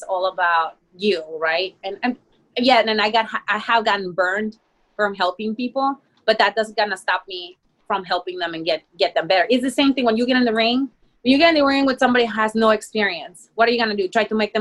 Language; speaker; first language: English; non-native, fluent; Spanish